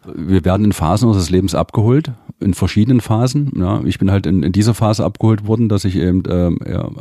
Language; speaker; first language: German; native; German